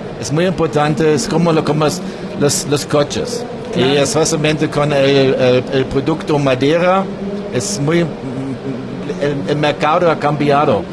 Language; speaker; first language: Spanish; non-native, learner; German